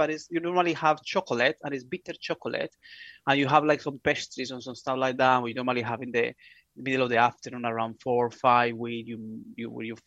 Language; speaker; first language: English; non-native, fluent; Spanish